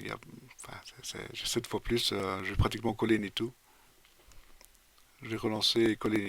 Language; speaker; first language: French; native; French